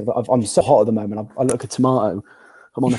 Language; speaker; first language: English; native; English